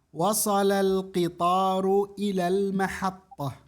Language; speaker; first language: Arabic; non-native, fluent; Indonesian